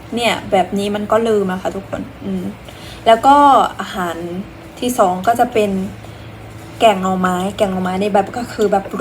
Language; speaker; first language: Thai; non-native, fluent; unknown